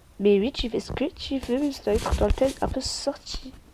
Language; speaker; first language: French; native; French